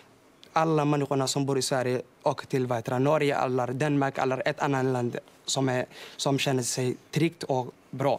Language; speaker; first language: Swedish; non-native, learner; Somali